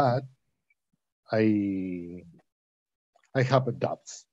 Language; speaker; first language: English; non-native, learner; Spanish